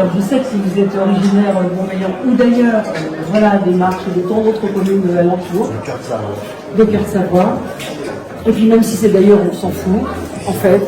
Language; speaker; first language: French; native; French